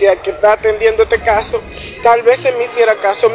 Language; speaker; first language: Spanish; native; Spanish